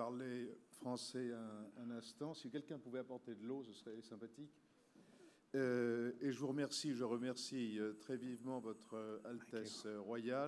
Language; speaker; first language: French; native; French